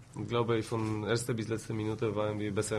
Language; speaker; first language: German; non-native, fluent; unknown